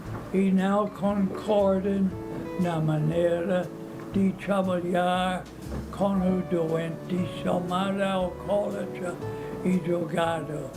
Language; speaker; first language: Portuguese; non-native, fluent; English